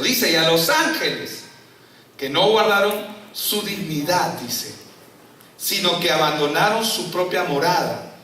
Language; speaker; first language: Spanish; native; Spanish